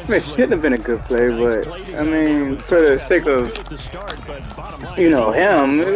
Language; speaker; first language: English; native; English